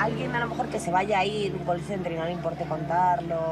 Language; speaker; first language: Spanish; native; Spanish